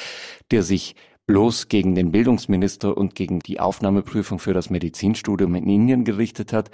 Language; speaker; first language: German; native; German